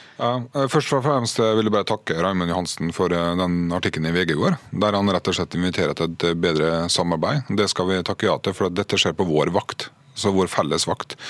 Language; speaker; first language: Norwegian; native; Norwegian